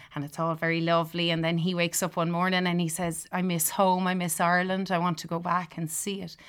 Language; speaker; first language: English; native; English